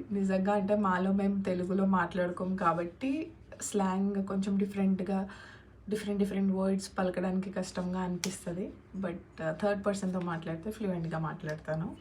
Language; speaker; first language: Telugu; non-native, local second language; Hindi